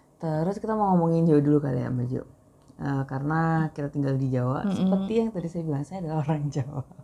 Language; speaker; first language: Indonesian; native; Indonesian